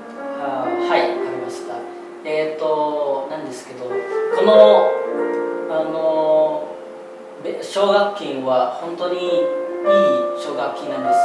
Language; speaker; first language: Japanese; non-native, fluent; Indonesian